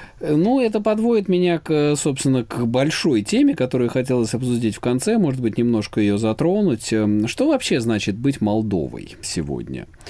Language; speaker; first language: Russian; native; Russian